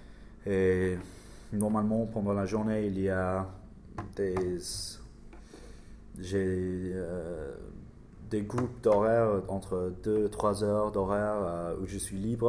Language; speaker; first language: French; non-native, learner; English